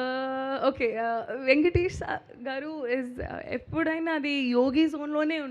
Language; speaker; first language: Telugu; non-native, learner; Hindi